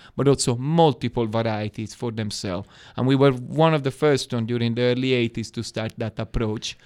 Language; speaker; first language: English; non-native, fluent; Italian